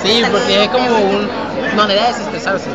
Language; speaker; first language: Spanish; native; Spanish